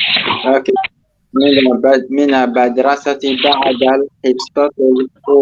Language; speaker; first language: Arabic; non-native, learner; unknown